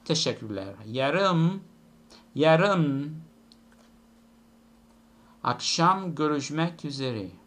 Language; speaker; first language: Turkish; non-native, learner; Italian